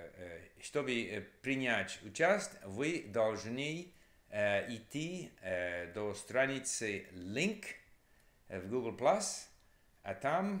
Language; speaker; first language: Russian; non-native, learner; English